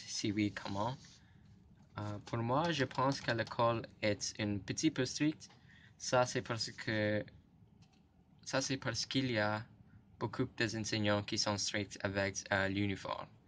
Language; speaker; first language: French; non-native, learner; English